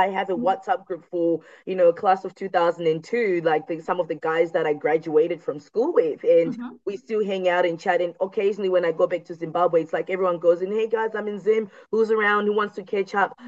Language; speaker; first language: English; non-native, local second language; Shona